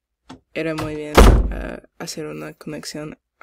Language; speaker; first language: Spanish; non-native, learner; English